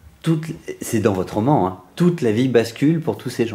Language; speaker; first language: French; native; French